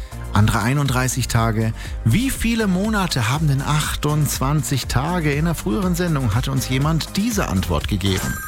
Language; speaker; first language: German; native; German